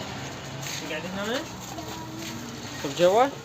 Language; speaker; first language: Arabic; native; Arabic